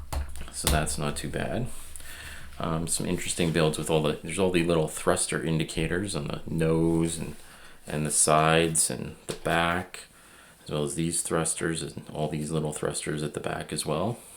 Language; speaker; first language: English; native; English